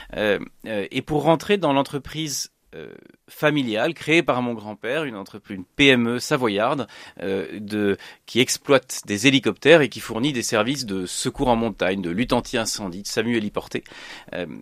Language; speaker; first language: French; native; French